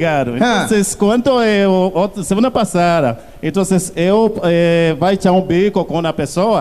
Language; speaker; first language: Portuguese; non-native, learner; Haitian Creole